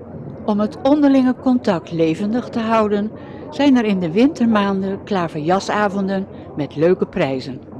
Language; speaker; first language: Dutch; native; Dutch